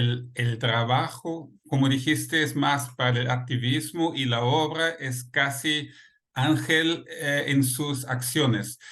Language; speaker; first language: Spanish; non-native, fluent; Portuguese